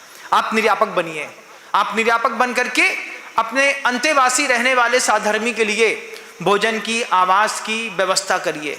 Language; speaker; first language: Hindi; native; Hindi